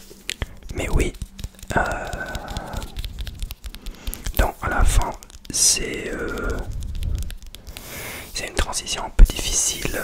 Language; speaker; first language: French; non-native, learner; English